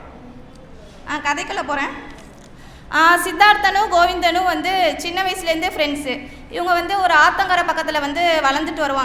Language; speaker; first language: Tamil; native; Tamil